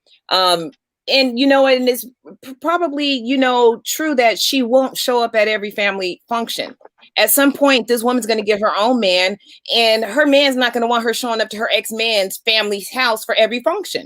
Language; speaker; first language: English; native; English